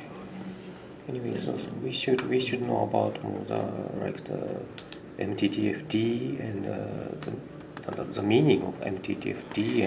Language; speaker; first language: English; non-native, learner; Japanese